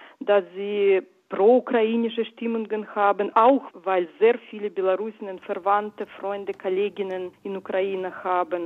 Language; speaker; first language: German; non-native, fluent; Russian